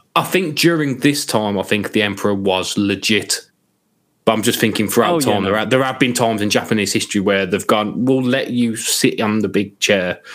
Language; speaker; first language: English; native; English